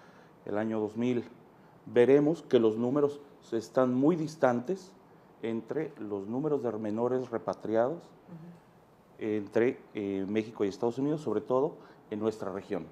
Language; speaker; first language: Spanish; native; Spanish